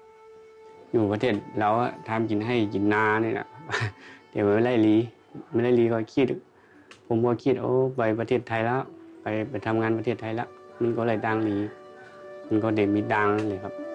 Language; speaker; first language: Thai; non-native, learner; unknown